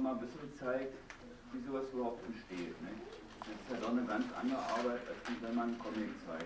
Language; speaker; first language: German; native; German